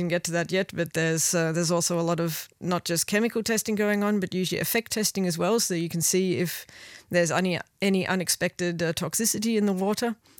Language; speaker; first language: English; native; English